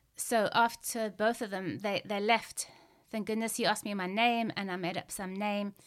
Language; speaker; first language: English; native; English